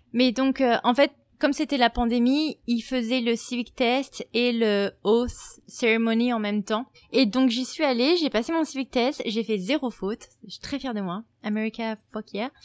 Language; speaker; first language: French; native; French